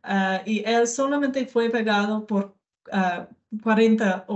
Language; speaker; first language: Spanish; non-native, learner; English